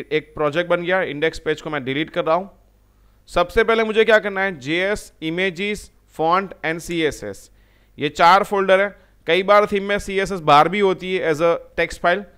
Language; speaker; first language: Hindi; non-native, local second language; Gujarati